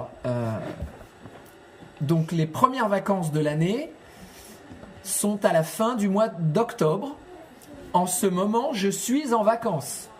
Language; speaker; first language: French; native; French